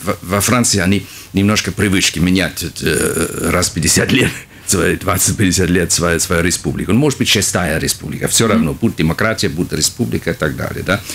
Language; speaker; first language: Russian; non-native, fluent; German